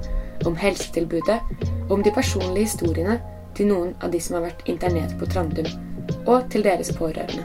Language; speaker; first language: Norwegian; native; Norwegian